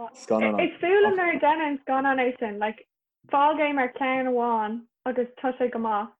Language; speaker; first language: Irish; native; Irish